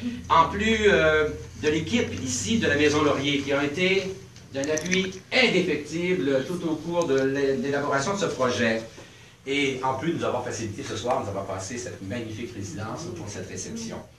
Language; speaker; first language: French; native; French